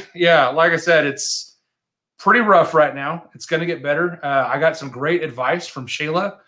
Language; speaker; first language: English; native; English